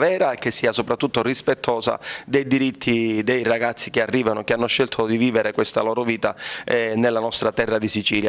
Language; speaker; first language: Italian; native; Italian